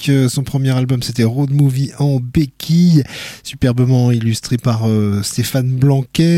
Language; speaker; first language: French; native; French